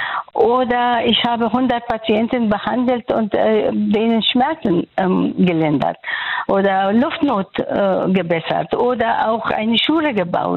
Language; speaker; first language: German; non-native, fluent; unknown